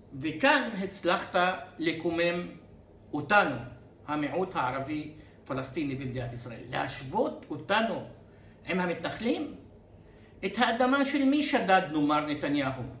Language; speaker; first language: Hebrew; non-native, local second language; Arabic